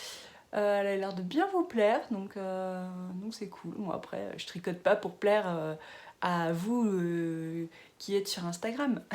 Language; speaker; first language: French; native; French